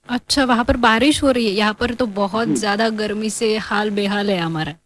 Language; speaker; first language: Hindi; non-native, local second language; Marathi